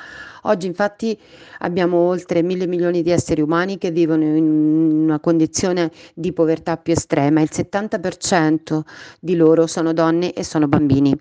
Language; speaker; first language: Italian; native; Italian